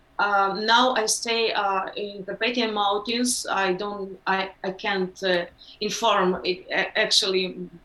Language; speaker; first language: English; non-native, learner; Ukrainian